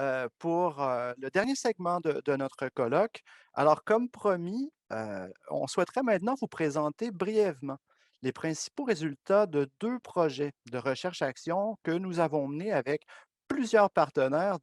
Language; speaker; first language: French; native; French